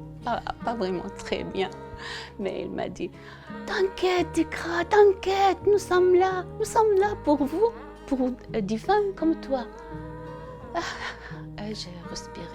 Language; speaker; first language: French; non-native, fluent; Arabic